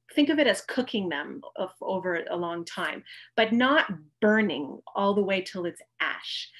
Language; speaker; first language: English; native; English